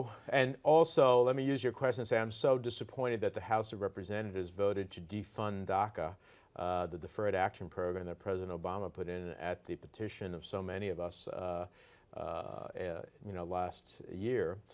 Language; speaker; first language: English; early bilingual, other home language; Spanish